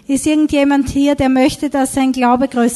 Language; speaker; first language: German; native; German